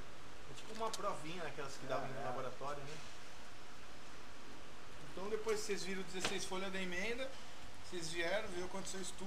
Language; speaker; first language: Portuguese; native; Portuguese